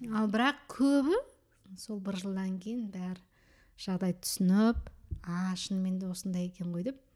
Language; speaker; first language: Kazakh; early bilingual, heritage; Kazakh